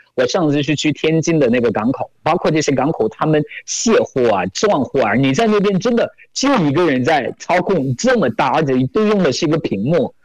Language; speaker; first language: Chinese; non-native, fluent; French